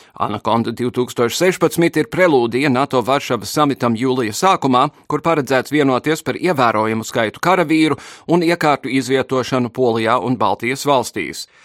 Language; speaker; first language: Latvian; early bilingual, heritage; Latvian